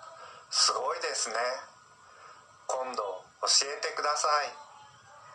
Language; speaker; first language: Japanese; non-native, learner; Indonesian